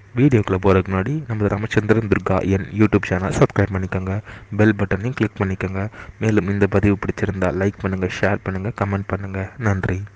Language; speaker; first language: Tamil; native; Tamil